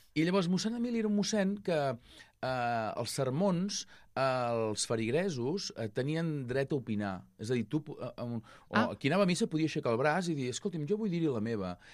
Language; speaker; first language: Catalan; native; Catalan